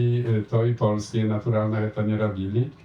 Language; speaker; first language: Polish; non-native, learner; Belarusian